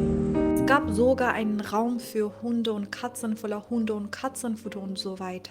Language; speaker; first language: German; non-native, fluent; Persian